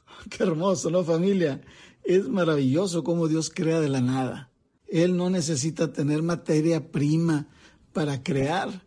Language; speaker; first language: Spanish; native; Spanish